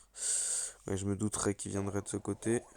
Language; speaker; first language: French; native; French